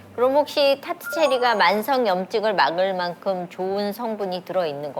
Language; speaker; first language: Korean; native; Korean